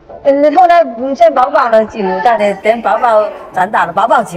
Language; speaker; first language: Chinese; native; Chinese